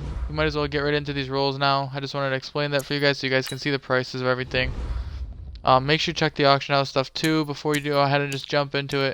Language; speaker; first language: English; native; English